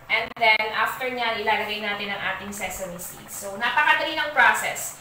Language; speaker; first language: Filipino; non-native, local second language; Hiligaynon